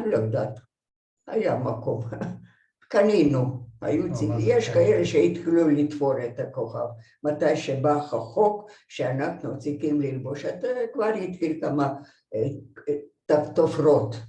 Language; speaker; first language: Hebrew; non-native, fluent; Hungarian